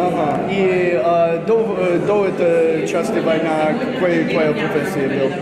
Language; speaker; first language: Russian; non-native, learner; English